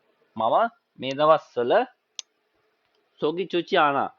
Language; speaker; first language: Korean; non-native, fluent; Sinhala